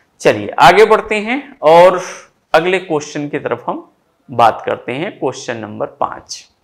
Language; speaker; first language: Hindi; native; Hindi